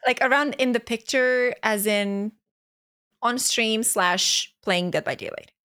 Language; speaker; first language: English; non-native, fluent; Romanian